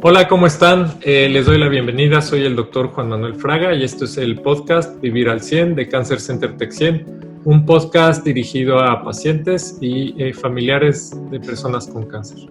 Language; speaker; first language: Spanish; native; Spanish